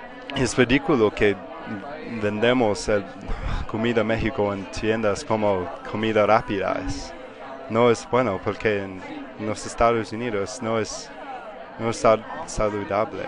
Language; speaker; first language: Spanish; non-native, learner; English